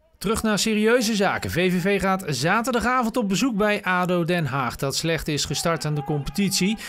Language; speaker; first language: Dutch; native; Dutch